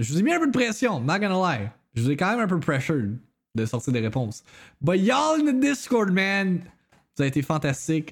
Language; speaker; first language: French; native; French